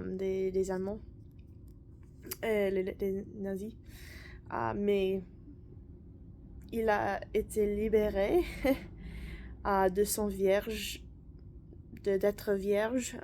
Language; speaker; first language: French; non-native, learner; English